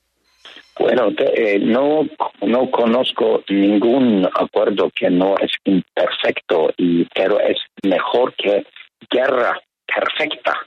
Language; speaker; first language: Spanish; non-native, fluent; Norwegian